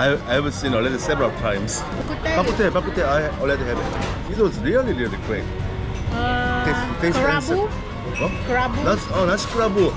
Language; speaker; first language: English; non-native, learner; Korean